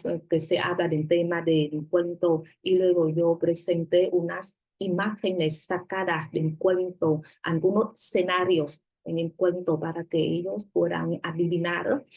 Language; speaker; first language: Spanish; non-native, fluent; Vietnamese